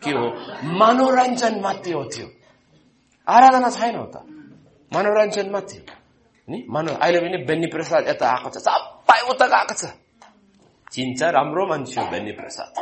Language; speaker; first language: Nepali; non-native, fluent; Malayalam